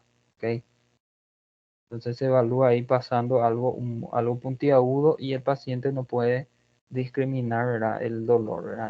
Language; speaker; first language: Spanish; non-native, fluent; Portuguese